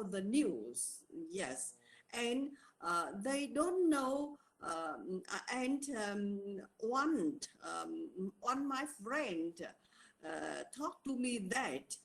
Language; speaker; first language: English; non-native, learner; Vietnamese